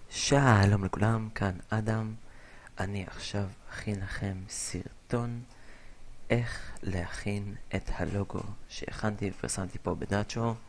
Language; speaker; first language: Hebrew; native; Hebrew